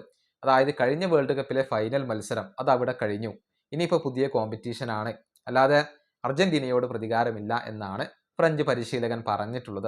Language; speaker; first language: Malayalam; native; Malayalam